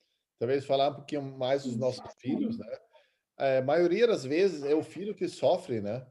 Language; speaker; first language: Portuguese; early bilingual, other home language; German